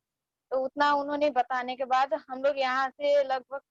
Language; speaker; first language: Hindi; non-native, fluent; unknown